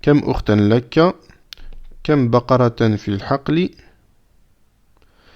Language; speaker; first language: Arabic; non-native, fluent; French